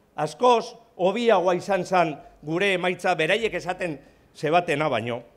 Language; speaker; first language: Spanish; native; Spanish